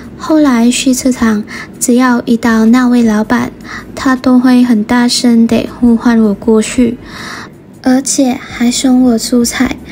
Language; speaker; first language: Chinese; non-native, fluent; Vietnamese